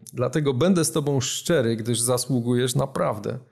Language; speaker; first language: Polish; native; Polish